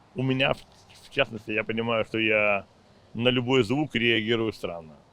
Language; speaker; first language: Russian; native; Russian